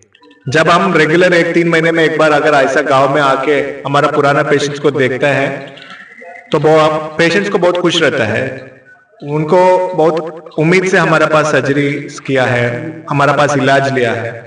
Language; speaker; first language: Hindi; non-native, local second language; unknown